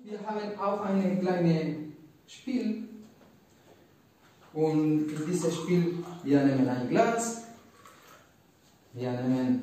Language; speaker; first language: German; non-native, learner; Spanish